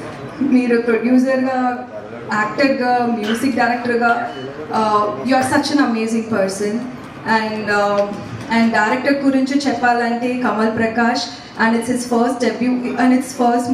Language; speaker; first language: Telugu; non-native, learner; Tamil